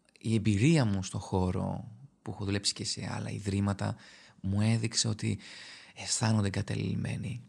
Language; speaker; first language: Greek; early bilingual, other home language; Albanian